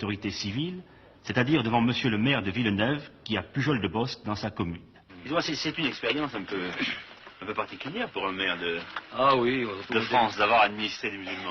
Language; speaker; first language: French; native; French